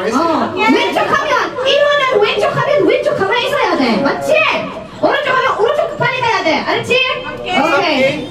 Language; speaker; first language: Korean; non-native, learner; Filipino